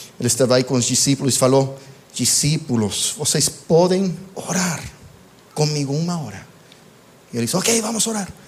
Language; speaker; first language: Portuguese; non-native, fluent; English